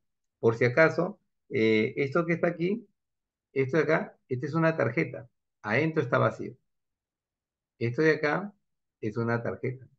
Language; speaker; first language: Spanish; native; Spanish